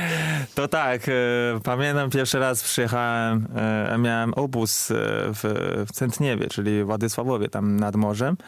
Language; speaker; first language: Polish; non-native, fluent; Chinese